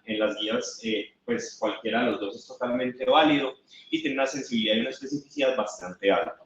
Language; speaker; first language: Spanish; native; Spanish